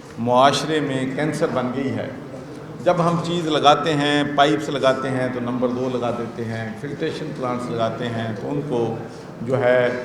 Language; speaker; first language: Urdu; non-native, local second language; Punjabi